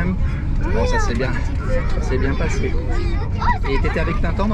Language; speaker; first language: French; native; French